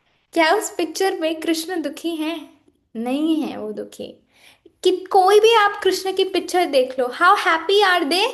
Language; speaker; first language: Hindi; native; Hindi